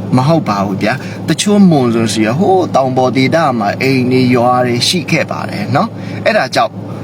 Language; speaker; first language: Burmese; non-native, local second language; Mon